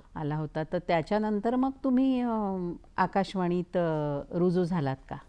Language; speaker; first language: Marathi; native; Marathi